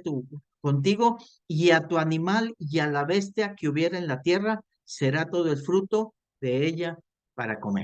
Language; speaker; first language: Spanish; native; Spanish